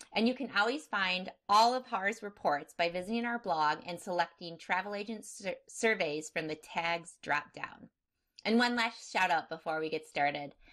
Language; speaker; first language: English; native; English